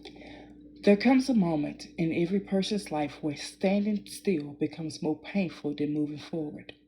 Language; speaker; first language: English; native; English